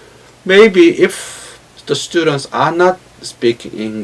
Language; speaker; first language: English; non-native, learner; Korean